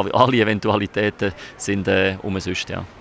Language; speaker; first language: German; native; German